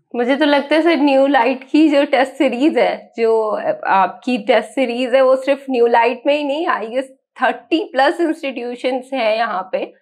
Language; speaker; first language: Hindi; native; Hindi